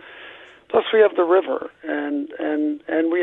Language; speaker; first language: English; native; English